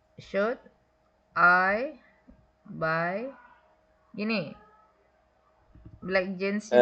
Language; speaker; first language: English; non-native, fluent; Indonesian